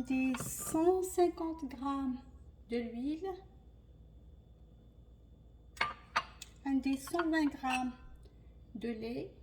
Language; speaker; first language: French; non-native, local second language; Arabic